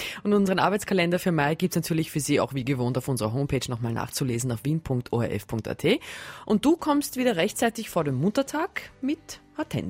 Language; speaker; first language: German; native; German